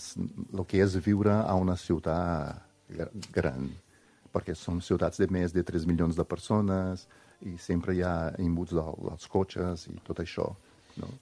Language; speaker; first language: Catalan; non-native, fluent; Portuguese